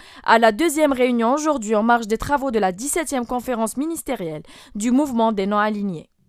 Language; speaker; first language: French; non-native, local second language; Arabic